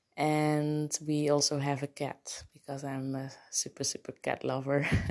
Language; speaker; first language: English; non-native, fluent; Papiamento